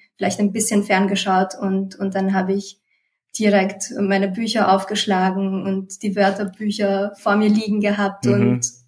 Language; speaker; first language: German; early bilingual, other home language; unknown